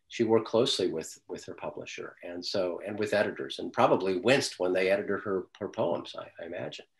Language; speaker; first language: English; native; English